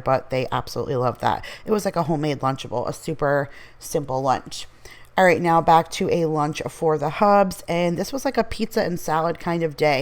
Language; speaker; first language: English; native; English